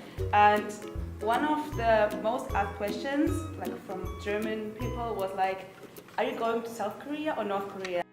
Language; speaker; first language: English; non-native, fluent; German